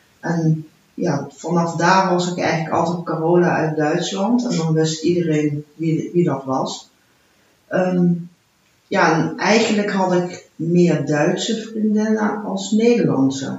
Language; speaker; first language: Dutch; early bilingual, heritage; Dutch